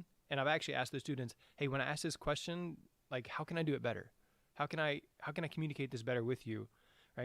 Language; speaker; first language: English; native; English